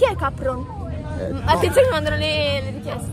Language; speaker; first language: Italian; native; Italian